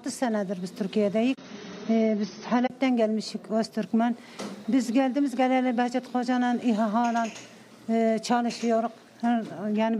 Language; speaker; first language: Turkish; non-native, learner; Turkmen